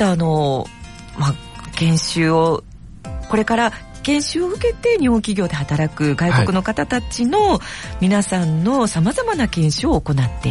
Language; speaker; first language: Japanese; native; Japanese